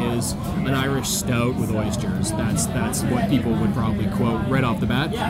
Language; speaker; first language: English; native; English